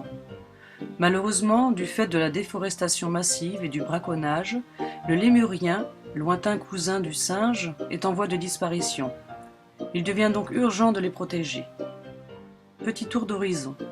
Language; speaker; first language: French; native; French